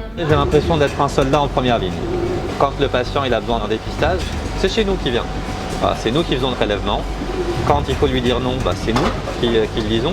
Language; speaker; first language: French; native; French